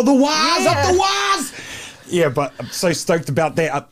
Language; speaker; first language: English; native; English